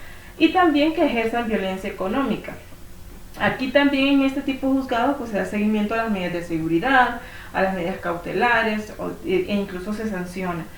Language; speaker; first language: Spanish; native; Spanish